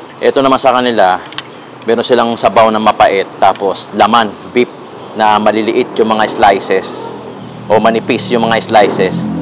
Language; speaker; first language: Filipino; native; Filipino